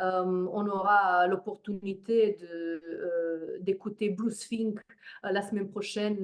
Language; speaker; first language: French; non-native, fluent; Slovenian